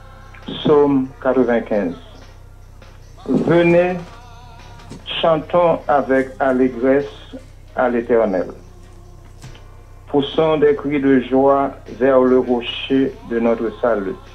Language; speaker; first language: French; non-native, local second language; Haitian Creole